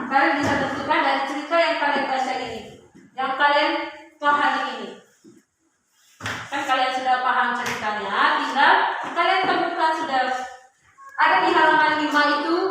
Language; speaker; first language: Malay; non-native, local second language; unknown